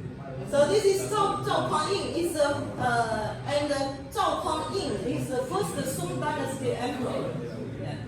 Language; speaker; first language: English; non-native, learner; Chinese